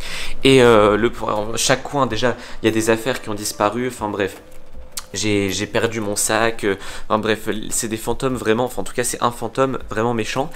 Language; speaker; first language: French; native; French